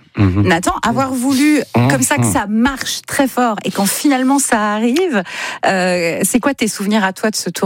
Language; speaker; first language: French; native; French